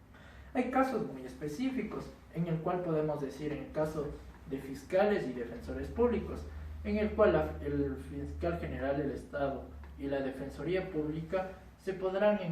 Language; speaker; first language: Spanish; native; Spanish